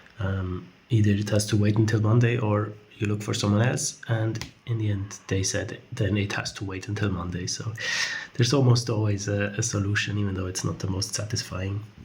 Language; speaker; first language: English; non-native, fluent; German